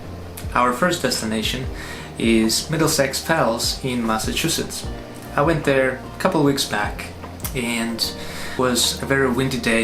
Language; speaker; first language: English; non-native, fluent; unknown